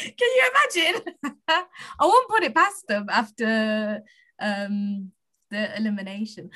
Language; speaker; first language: English; early bilingual, other home language; Kikuyu